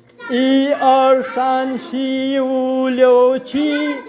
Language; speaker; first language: Chinese; non-native, learner; Nepali